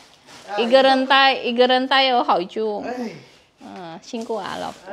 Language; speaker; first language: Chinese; non-native, learner; Indonesian